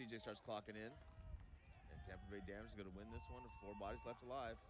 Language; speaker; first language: English; native; English